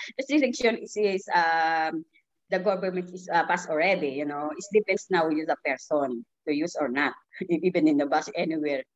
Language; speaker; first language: English; non-native, local second language; Filipino